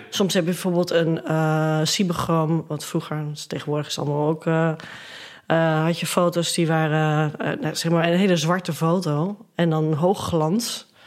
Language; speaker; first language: Dutch; native; Dutch